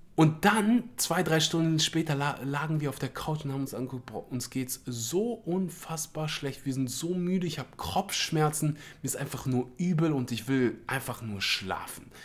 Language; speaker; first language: German; early bilingual, other home language; Russian